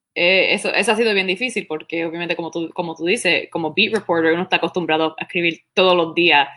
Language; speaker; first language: Spanish; early bilingual, heritage; Spanish